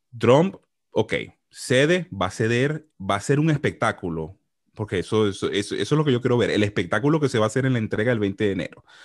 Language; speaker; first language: Spanish; native; Spanish